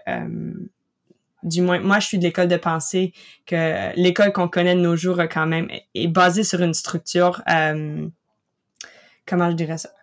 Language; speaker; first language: French; native; French